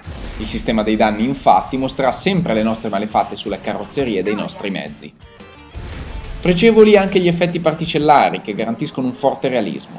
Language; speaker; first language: Italian; native; Italian